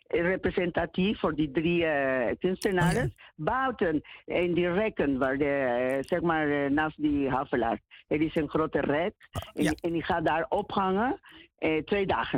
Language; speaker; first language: Dutch; non-native, learner; Spanish